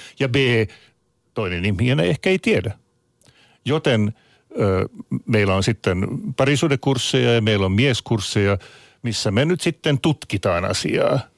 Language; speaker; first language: Finnish; non-native, local second language; Swedish